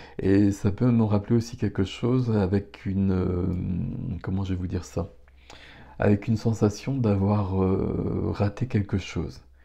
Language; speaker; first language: French; native; French